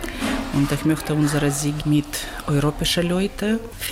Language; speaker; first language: German; non-native, learner; Ukrainian